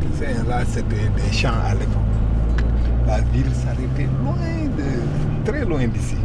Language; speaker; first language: French; native; French